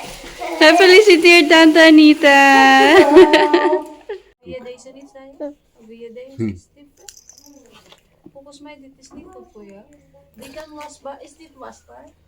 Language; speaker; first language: Dutch; non-native, learner; Filipino